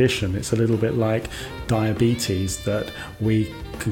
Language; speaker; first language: English; native; English